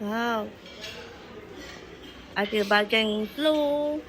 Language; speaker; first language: Malay; native; Malay